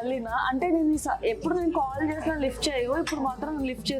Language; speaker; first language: Telugu; native; Telugu